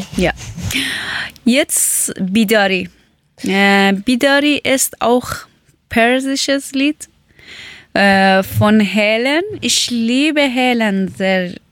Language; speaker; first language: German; non-native, learner; Persian